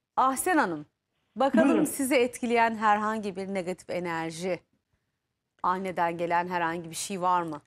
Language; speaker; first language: Turkish; native; Turkish